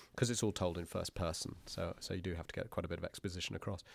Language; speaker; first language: English; native; English